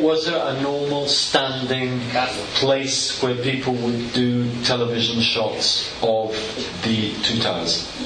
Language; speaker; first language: English; non-native, fluent; Italian